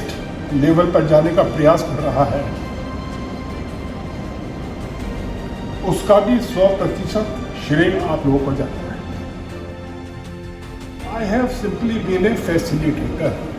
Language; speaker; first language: Hindi; native; Hindi